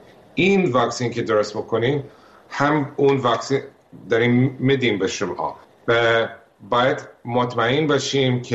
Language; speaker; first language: Persian; early bilingual, heritage; Persian